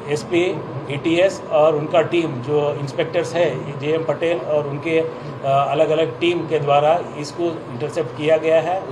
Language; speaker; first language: Hindi; non-native, local second language; Gujarati